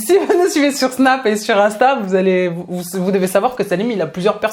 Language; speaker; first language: French; native; French